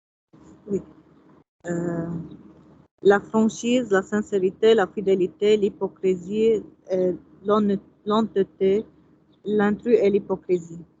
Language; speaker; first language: French; non-native, learner; Arabic